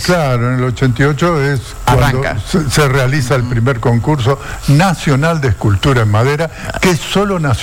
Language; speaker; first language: Spanish; native; Spanish